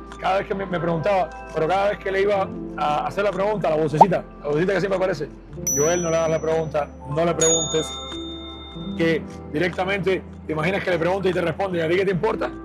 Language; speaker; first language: Spanish; native; Spanish